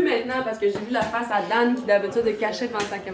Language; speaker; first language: French; native; French